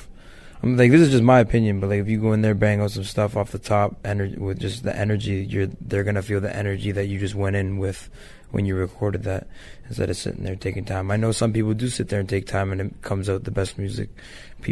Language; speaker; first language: English; native; English